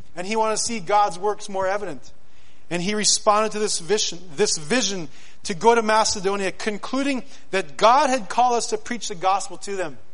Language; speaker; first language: English; native; English